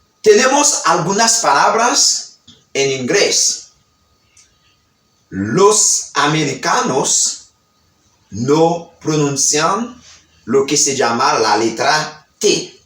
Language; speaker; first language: Spanish; non-native, learner; Haitian Creole